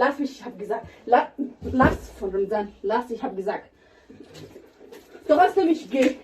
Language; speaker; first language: German; non-native, learner; Somali